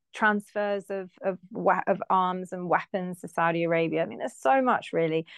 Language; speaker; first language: English; native; English